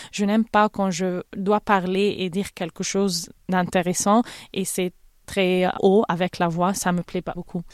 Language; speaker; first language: French; non-native, fluent; Arabic